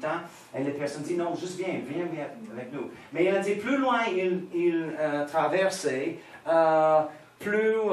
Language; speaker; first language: French; non-native, fluent; English